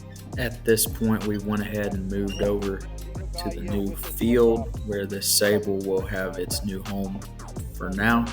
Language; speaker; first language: English; native; English